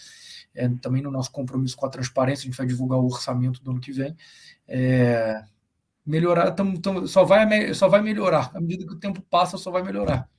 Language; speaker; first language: Portuguese; native; Portuguese